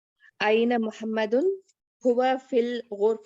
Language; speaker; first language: Arabic; non-native, learner; Urdu